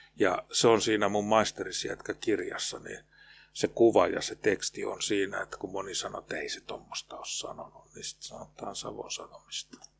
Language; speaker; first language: Finnish; native; Finnish